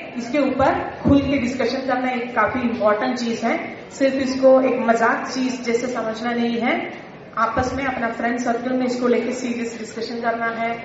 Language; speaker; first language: Hindi; non-native, local second language; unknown